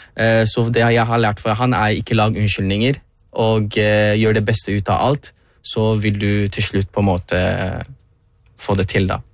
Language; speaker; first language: Norwegian; early bilingual, other home language; Somali